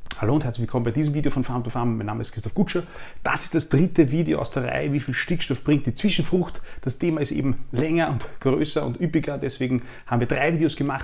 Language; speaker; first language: German; native; German